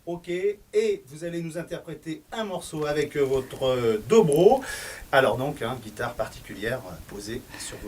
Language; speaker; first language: French; native; French